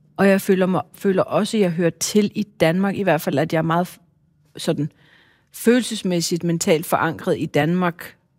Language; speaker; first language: Danish; native; Danish